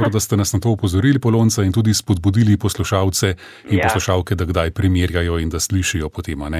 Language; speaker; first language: Slovenian; native; Slovenian